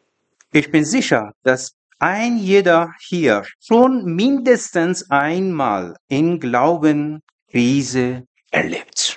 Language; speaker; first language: German; non-native, learner; Persian